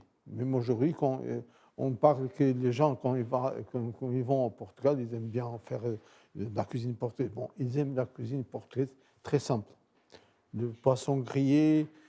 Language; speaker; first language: French; non-native, fluent; Portuguese